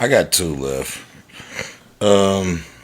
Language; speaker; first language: English; native; English